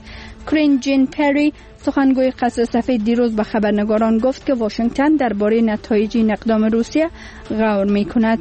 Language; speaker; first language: Persian; native; Persian